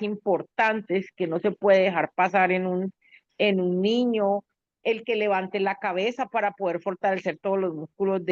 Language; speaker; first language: Spanish; native; Spanish